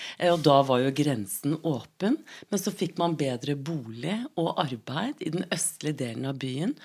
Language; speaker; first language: Norwegian; native; Norwegian